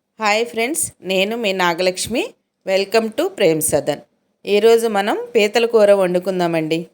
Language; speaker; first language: Telugu; native; Telugu